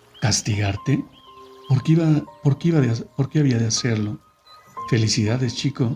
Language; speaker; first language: Spanish; native; Spanish